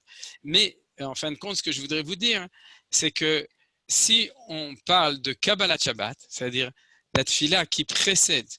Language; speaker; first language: French; native; French